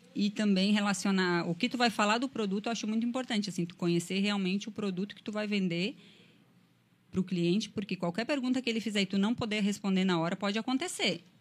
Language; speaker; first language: Portuguese; native; Portuguese